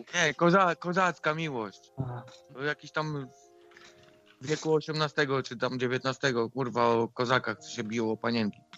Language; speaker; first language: Polish; native; Polish